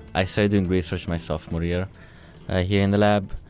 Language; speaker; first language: English; non-native, fluent; Italian